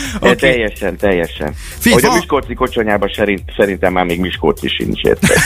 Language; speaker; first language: Hungarian; native; Hungarian